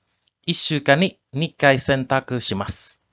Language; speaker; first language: Japanese; non-native, learner; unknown